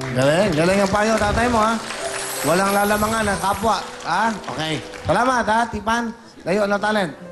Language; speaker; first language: Filipino; native; Filipino